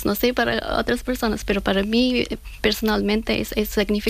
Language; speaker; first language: Spanish; non-native, fluent; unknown